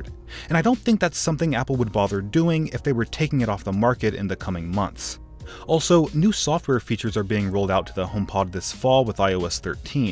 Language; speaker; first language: English; native; English